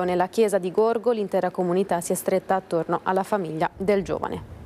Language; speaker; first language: Italian; native; Italian